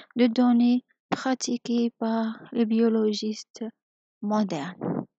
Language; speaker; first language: French; non-native, local second language; Arabic